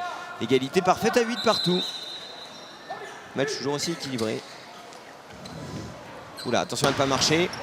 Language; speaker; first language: French; native; French